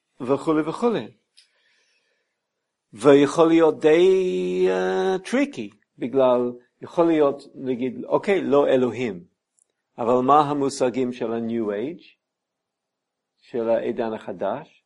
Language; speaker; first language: Hebrew; non-native, fluent; English